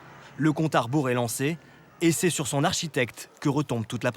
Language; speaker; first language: French; native; French